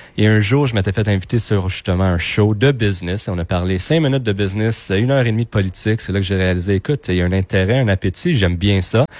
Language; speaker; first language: French; native; French